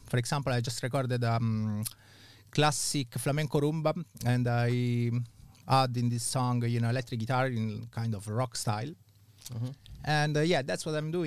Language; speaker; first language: English; non-native, fluent; Italian